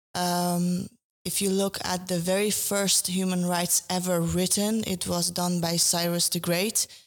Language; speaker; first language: English; non-native, fluent; Persian